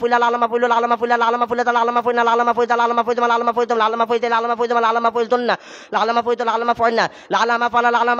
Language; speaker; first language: Arabic; non-native, learner; Bangla